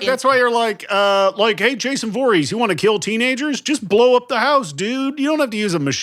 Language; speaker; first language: English; native; English